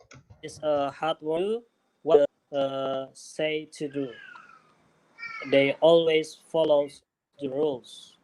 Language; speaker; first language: English; non-native, learner; Indonesian